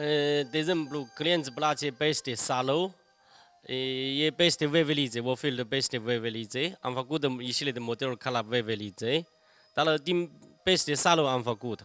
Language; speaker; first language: Romanian; non-native, learner; Chinese